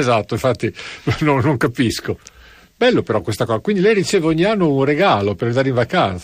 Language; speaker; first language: Italian; native; Italian